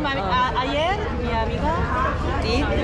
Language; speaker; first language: Spanish; non-native, learner; Korean